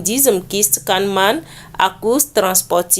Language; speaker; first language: German; non-native, learner; French